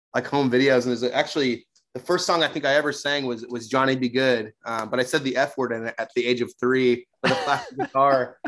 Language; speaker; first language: English; native; English